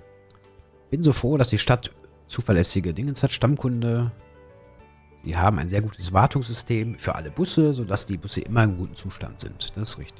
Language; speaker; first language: German; native; German